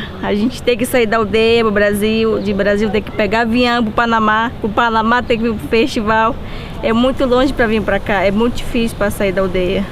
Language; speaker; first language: Portuguese; non-native, local second language; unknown